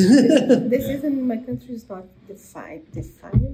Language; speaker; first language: English; non-native, learner; Portuguese